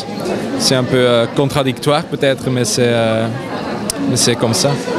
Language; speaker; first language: French; non-native, local second language; Dutch